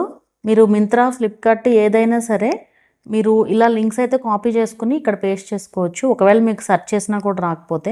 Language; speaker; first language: Telugu; native; Telugu